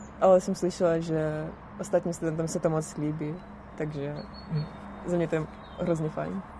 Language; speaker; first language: Czech; non-native, fluent; Russian